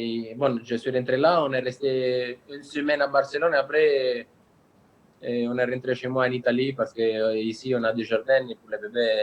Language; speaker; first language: French; non-native, learner; Italian